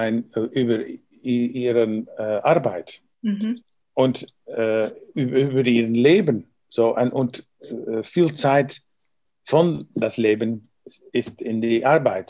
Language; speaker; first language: German; non-native, learner; Dutch